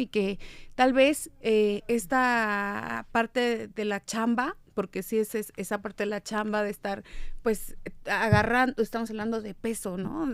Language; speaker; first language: Spanish; native; Spanish